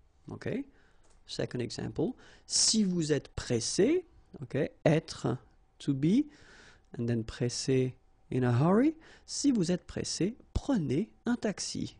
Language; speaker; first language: French; native; French